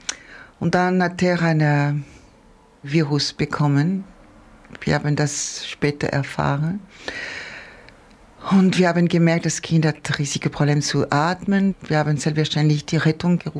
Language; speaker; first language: German; non-native, fluent; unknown